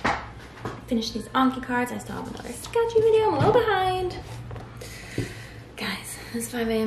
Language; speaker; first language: English; native; English